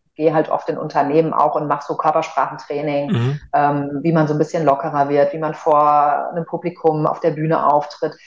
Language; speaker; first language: German; native; German